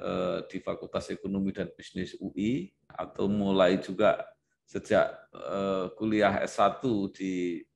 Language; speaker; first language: Indonesian; native; Indonesian